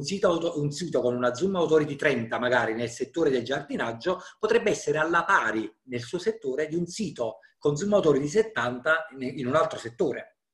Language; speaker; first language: Italian; native; Italian